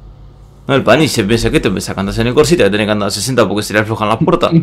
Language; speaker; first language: Spanish; native; Spanish